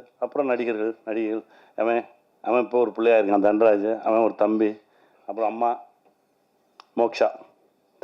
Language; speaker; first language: Tamil; native; Tamil